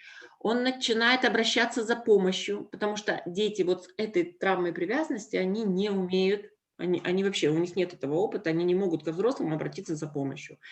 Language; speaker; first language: Russian; native; Russian